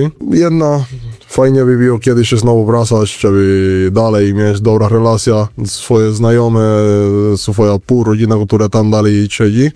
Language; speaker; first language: Polish; non-native, learner; Spanish